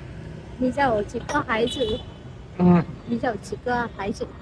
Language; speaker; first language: Chinese; non-native, learner; Vietnamese